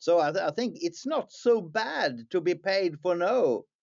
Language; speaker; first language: English; non-native, fluent; Swedish